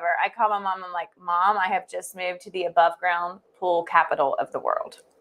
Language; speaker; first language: English; native; English